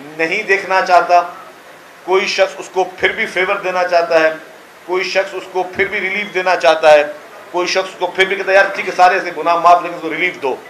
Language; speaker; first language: Urdu; non-native, local second language; Sindhi